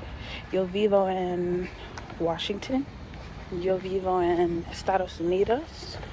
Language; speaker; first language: Spanish; non-native, learner; English